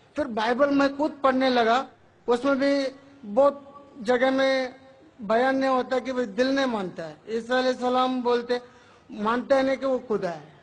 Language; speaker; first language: Hindi; non-native, local second language; Tamil